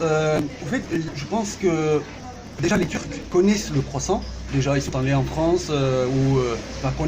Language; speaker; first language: French; early bilingual, heritage; French